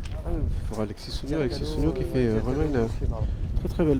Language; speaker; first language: French; native; French